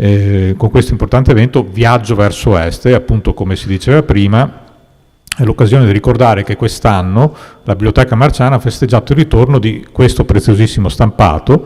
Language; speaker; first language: Italian; native; Italian